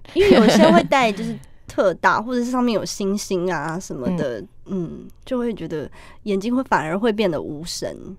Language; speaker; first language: Chinese; native; Chinese